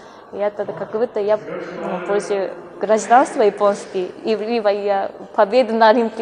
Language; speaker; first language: Russian; non-native, fluent; Japanese